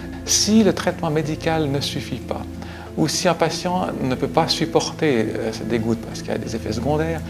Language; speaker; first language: French; native; French